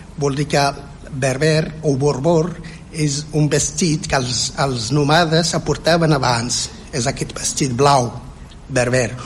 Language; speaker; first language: Catalan; non-native, learner; Central Atlas Tamazight